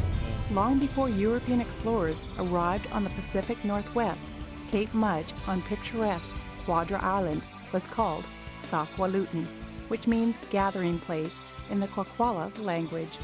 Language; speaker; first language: English; native; English